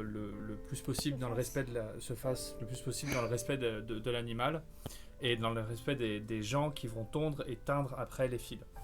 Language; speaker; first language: French; native; French